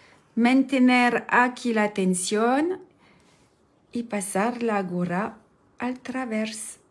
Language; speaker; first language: Spanish; non-native, learner; French